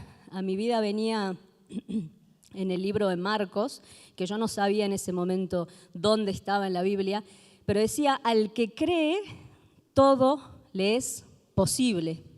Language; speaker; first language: Spanish; native; Spanish